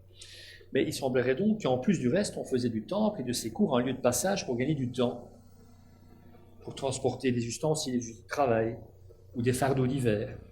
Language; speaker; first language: French; native; French